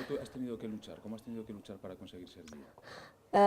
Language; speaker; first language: Spanish; native; Spanish